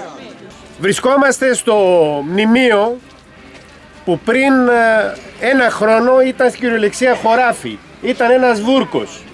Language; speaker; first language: Greek; native; Greek